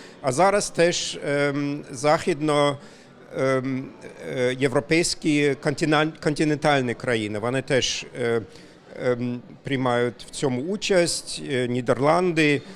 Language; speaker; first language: Ukrainian; non-native, fluent; German